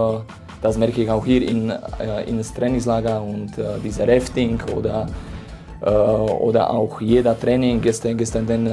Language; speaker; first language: German; non-native, fluent; Slovak